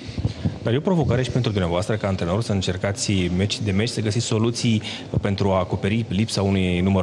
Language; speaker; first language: Romanian; native; Romanian